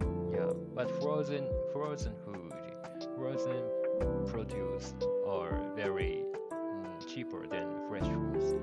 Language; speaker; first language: English; non-native, learner; Japanese